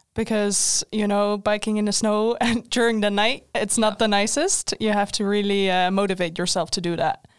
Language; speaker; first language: English; non-native, fluent; Dutch